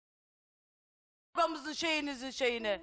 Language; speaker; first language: Turkish; native; Turkish